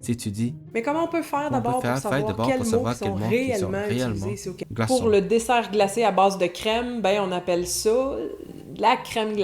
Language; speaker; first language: French; native; French